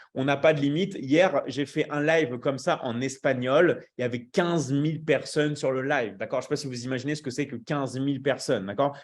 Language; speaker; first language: French; native; French